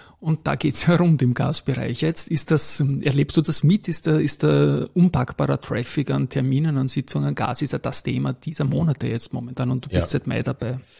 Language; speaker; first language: German; native; German